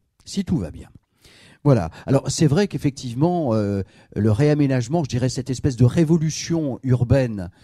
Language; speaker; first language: French; native; French